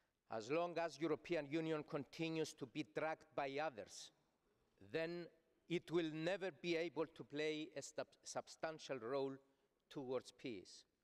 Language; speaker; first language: English; non-native, fluent; Greek